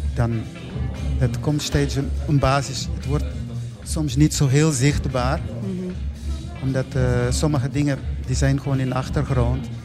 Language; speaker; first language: Dutch; non-native, fluent; Portuguese